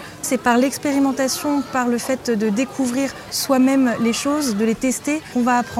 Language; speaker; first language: French; native; French